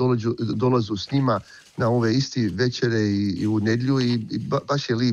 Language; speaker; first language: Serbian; early bilingual, heritage; Croatian